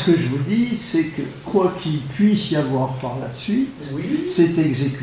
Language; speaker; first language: French; native; French